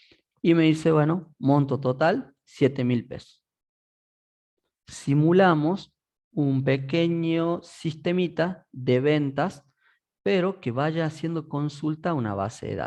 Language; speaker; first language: Spanish; native; Spanish